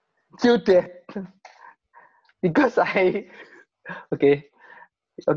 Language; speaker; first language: English; non-native, learner; Indonesian